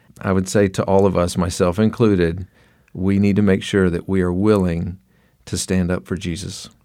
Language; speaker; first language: English; native; English